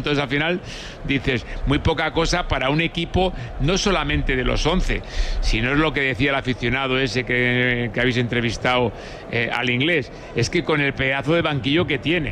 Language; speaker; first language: Spanish; native; Spanish